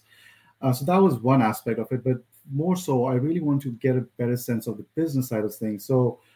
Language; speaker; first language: English; non-native, local second language; Hindi